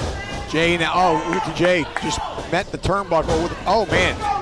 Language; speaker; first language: English; native; English